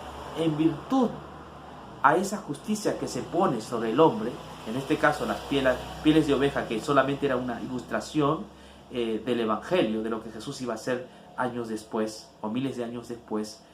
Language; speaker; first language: Spanish; native; Spanish